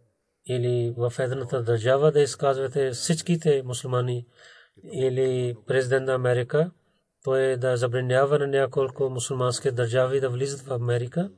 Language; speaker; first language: Bulgarian; non-native, learner; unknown